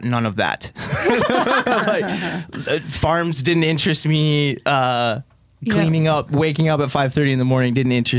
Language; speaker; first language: English; native; English